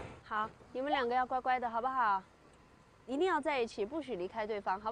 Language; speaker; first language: Chinese; native; Chinese